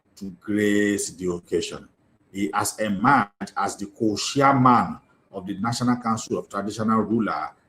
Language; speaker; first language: English; non-native, local second language; Yoruba